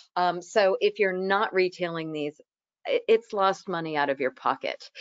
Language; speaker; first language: English; native; English